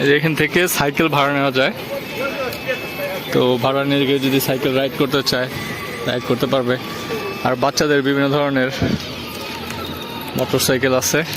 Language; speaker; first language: Bangla; native; Bangla